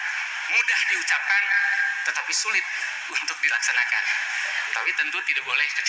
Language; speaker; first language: Indonesian; non-native, local second language; Sundanese